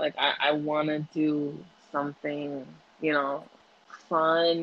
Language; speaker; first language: English; native; English